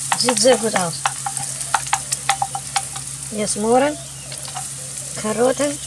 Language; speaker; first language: German; non-native, learner; Russian